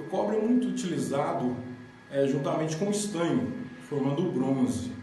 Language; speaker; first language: Portuguese; native; Portuguese